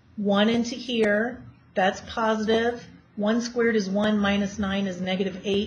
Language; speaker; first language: English; native; English